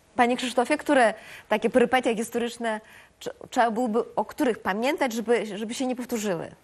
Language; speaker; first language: Polish; native; Polish